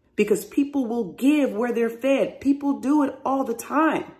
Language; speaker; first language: English; native; English